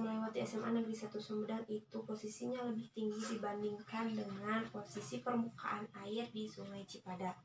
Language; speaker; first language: Indonesian; native; Indonesian